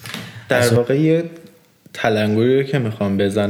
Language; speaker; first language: German; non-native, learner; Persian